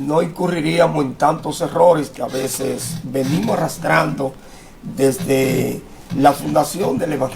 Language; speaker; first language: Spanish; native; Spanish